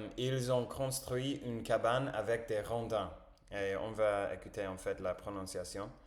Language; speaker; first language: French; non-native, learner; English